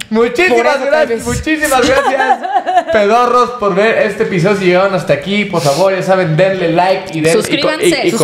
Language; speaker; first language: Spanish; native; Spanish